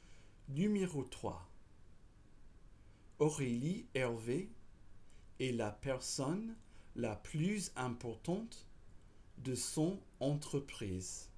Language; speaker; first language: French; non-native, fluent; English